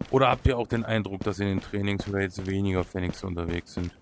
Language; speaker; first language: German; native; German